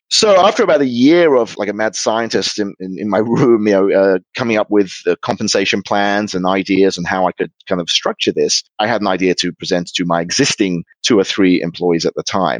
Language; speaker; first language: English; native; English